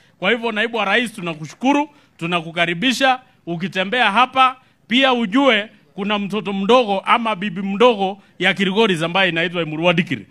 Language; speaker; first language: Swahili; non-native, local second language; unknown